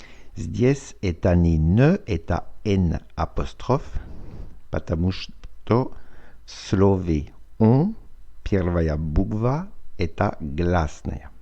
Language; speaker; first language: Russian; non-native, fluent; French